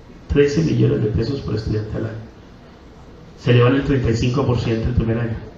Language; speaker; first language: Spanish; native; Spanish